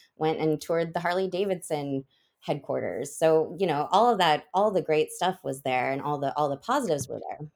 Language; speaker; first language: English; native; English